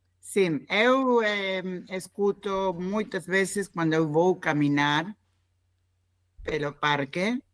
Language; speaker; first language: Portuguese; non-native, learner; Spanish